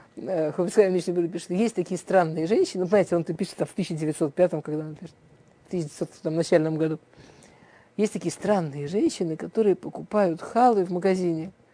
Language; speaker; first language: Russian; early bilingual, heritage; Russian